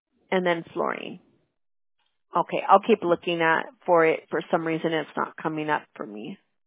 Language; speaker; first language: English; early bilingual, other home language; Spanish